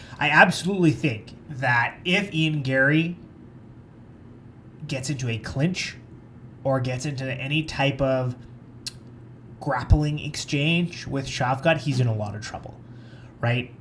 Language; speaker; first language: English; native; English